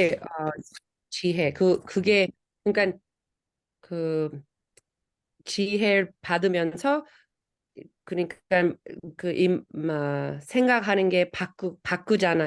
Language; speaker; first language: Korean; early bilingual, heritage; Korean